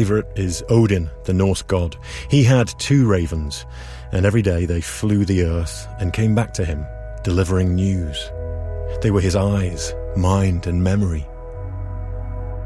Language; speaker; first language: English; native; English